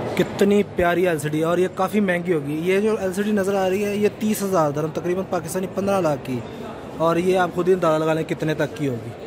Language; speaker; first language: Urdu; non-native, local second language; Punjabi